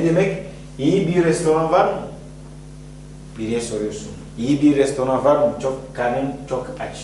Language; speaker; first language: Turkish; non-native, fluent; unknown